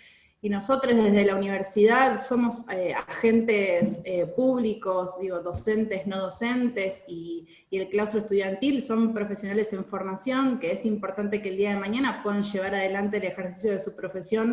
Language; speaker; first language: Spanish; native; Spanish